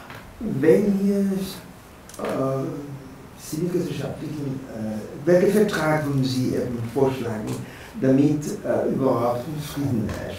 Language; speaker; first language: German; non-native, fluent; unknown